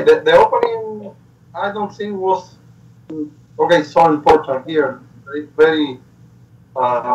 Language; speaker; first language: English; non-native, learner; Spanish